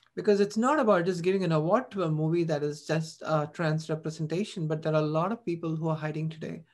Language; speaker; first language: English; non-native, local second language; Tamil